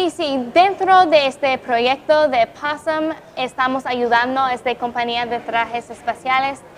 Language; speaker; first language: Spanish; non-native, fluent; English